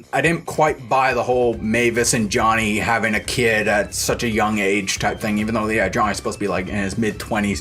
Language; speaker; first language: English; native; English